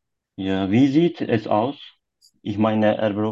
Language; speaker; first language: German; non-native, learner; Turkish